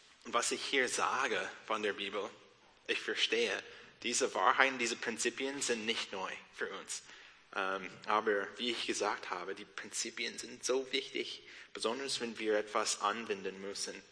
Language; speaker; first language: German; non-native, learner; English